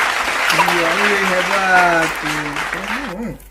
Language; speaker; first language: Indonesian; native; Indonesian